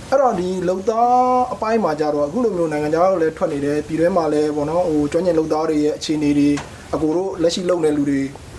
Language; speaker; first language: Burmese; non-native, local second language; Mon